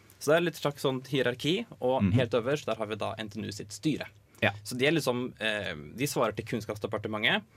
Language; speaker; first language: Norwegian; native; Norwegian